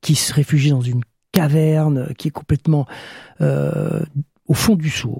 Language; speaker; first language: French; native; French